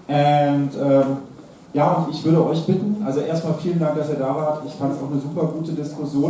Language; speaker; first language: German; native; German